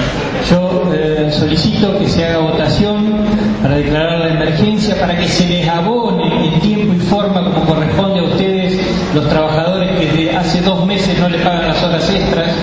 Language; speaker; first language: Spanish; native; Spanish